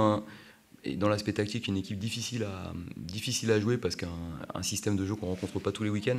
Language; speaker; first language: French; native; French